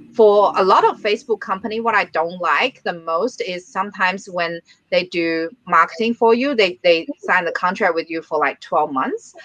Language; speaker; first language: English; non-native, fluent; Chinese